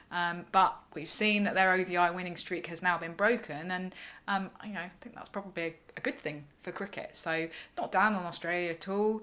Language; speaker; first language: English; native; English